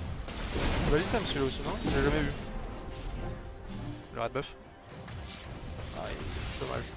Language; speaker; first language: French; native; French